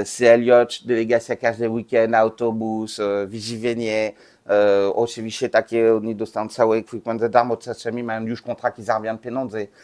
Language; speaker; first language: Polish; non-native, learner; French